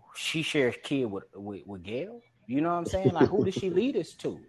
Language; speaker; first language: English; native; English